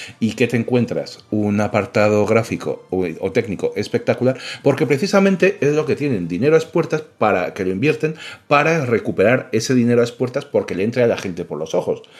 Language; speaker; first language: Spanish; native; Spanish